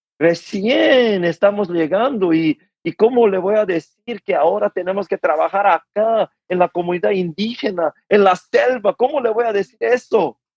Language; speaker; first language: Spanish; non-native, fluent; Korean